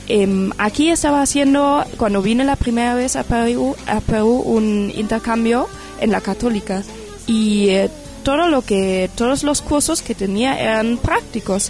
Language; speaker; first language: Spanish; non-native, fluent; German